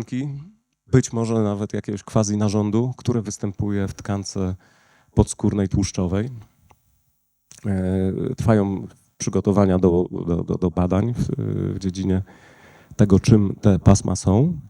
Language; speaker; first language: Polish; native; Polish